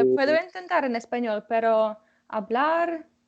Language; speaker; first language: Spanish; non-native, learner; Russian